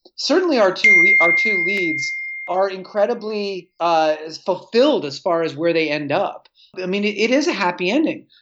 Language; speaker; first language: English; native; English